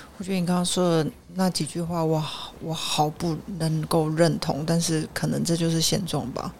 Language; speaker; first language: Chinese; native; Chinese